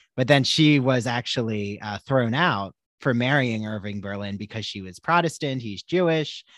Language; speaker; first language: English; native; English